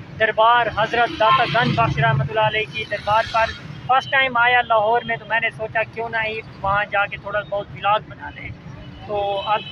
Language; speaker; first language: Urdu; non-native, local second language; Saraiki